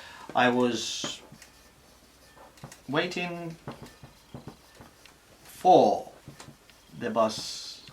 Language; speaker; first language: English; non-native, fluent; Spanish